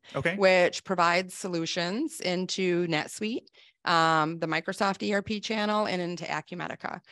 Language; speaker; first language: English; native; English